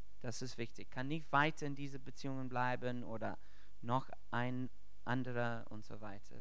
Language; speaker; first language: German; non-native, learner; English